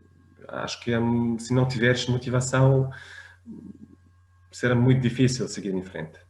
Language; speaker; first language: Portuguese; non-native, fluent; French